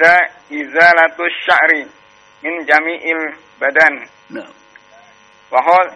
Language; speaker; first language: Arabic; non-native, fluent; Indonesian